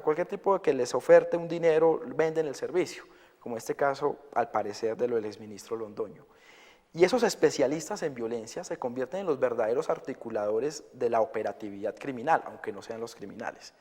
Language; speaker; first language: Spanish; native; Spanish